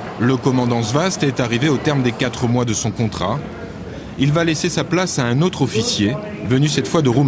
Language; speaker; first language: French; native; French